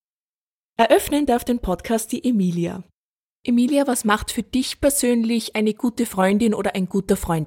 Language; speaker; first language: German; native; German